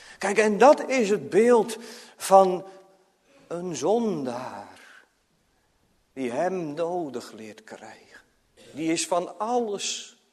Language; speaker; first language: Dutch; native; Dutch